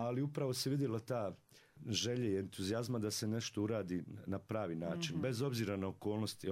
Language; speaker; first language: Serbian; native; Serbian